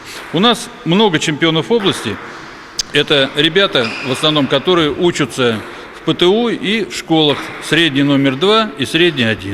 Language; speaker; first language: Russian; native; Russian